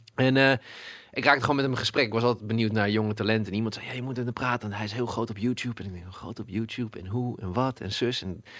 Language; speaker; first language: Dutch; early bilingual, other home language; Arabic